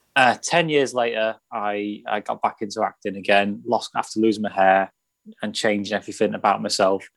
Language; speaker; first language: English; native; English